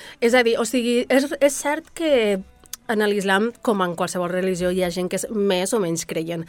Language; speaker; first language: Catalan; early bilingual, other home language; Arabic